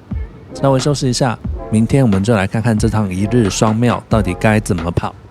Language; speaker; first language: Chinese; native; Chinese